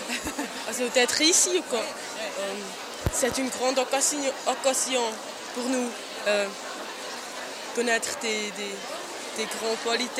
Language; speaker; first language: French; non-native, local second language; German